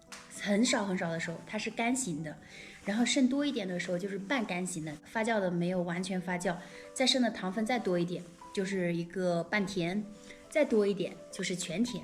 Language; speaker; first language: Chinese; native; Chinese